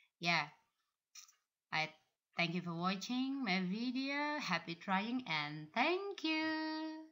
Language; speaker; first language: English; non-native, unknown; Indonesian